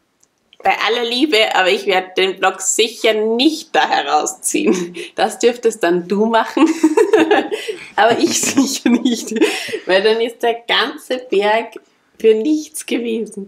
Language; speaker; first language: German; native; German